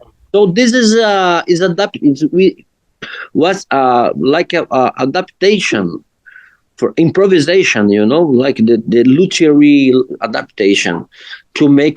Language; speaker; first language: English; non-native, learner; Portuguese